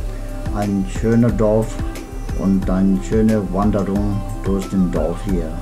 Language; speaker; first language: German; non-native, fluent; Nepali